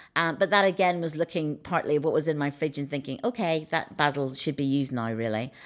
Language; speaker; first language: English; native; English